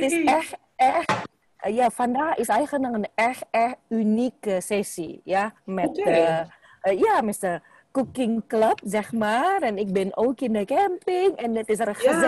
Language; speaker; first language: Dutch; non-native, learner; Indonesian